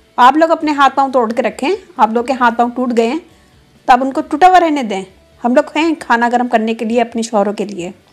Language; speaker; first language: Urdu; native; Urdu